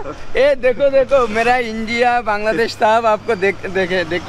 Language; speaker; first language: Hindi; non-native, learner; Bangla